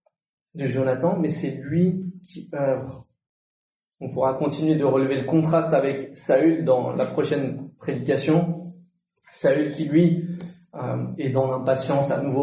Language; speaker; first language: French; native; French